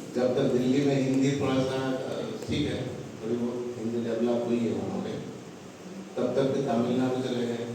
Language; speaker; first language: Hindi; non-native, local second language; Odia